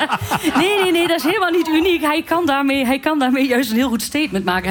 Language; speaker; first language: Dutch; native; Dutch